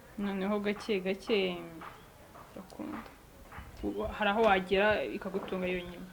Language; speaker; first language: Kinyarwanda; native; Kinyarwanda